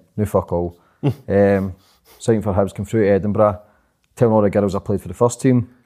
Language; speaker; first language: English; native; English